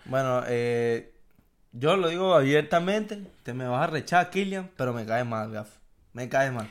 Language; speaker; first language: Spanish; native; Spanish